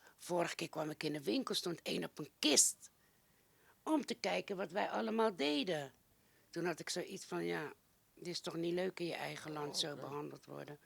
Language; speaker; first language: Dutch; native; Dutch